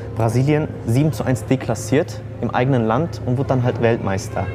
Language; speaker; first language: German; native; German